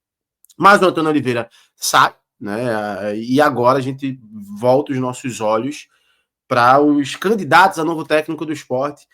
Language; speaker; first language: Portuguese; native; Portuguese